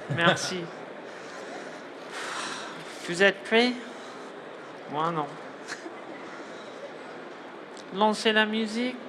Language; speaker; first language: French; non-native, learner; English